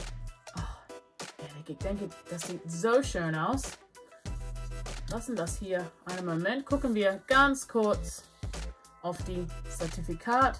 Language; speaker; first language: German; non-native, learner; English